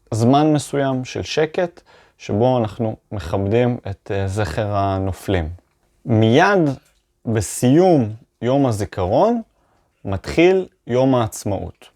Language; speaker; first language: Hebrew; native; Hebrew